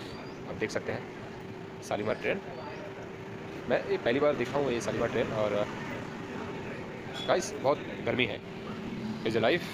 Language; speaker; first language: Hindi; non-native, local second language; Bangla